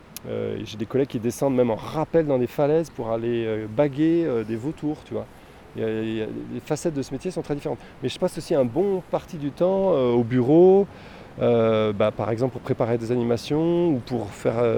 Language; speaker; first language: French; native; French